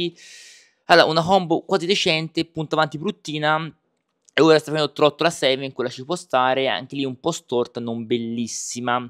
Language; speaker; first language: Italian; native; Italian